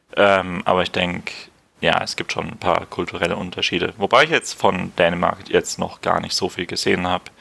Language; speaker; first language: German; native; German